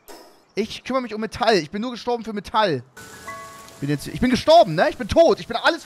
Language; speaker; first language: German; native; German